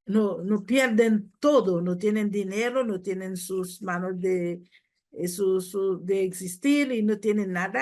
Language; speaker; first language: Spanish; non-native, fluent; Haitian Creole